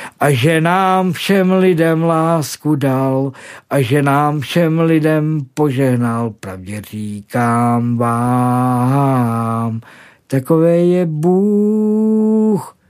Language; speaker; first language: Czech; native; Czech